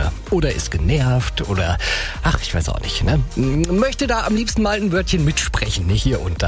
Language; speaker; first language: German; native; German